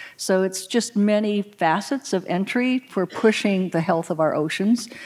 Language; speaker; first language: English; native; English